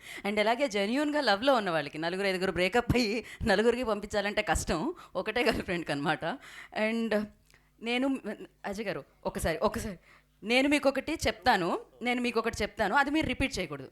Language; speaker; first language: Telugu; native; Telugu